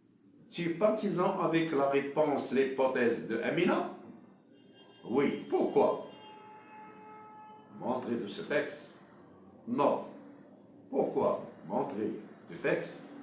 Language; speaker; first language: French; non-native, local second language; Arabic